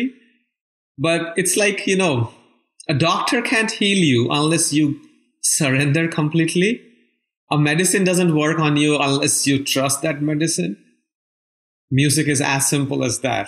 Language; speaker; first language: English; non-native, local second language; Bangla